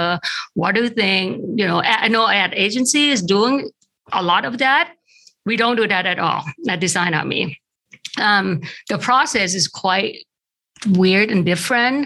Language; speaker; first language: English; non-native, fluent; Thai